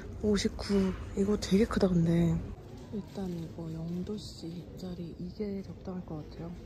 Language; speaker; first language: Korean; native; Korean